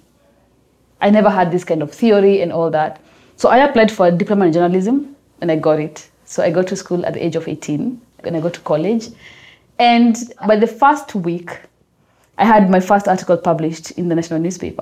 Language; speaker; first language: English; non-native, local second language; Kamba